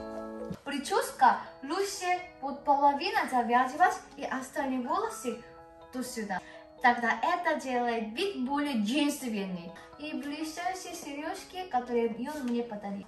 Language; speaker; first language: Russian; non-native, fluent; Korean